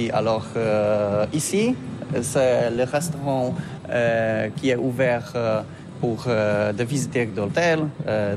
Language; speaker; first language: French; non-native, learner; Polish